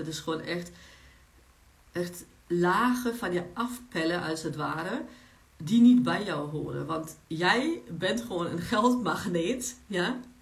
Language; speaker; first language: Dutch; non-native, fluent; Polish